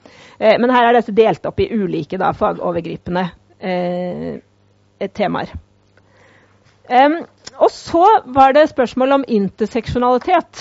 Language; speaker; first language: Norwegian; native; Norwegian